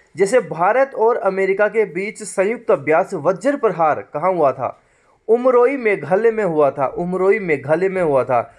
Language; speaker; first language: Hindi; native; Hindi